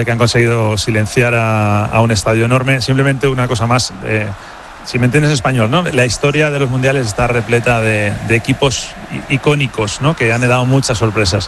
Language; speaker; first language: Spanish; native; Spanish